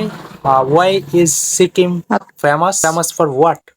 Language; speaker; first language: English; non-native, fluent; Bangla